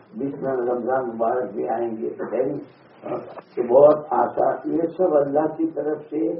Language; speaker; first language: Urdu; non-native, local second language; Gujarati